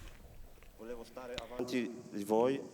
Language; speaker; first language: Italian; non-native, learner; Polish